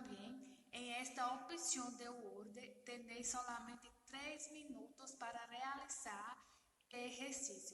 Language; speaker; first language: Spanish; non-native, learner; Portuguese